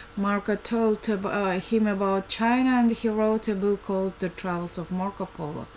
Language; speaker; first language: English; non-native, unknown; Kazakh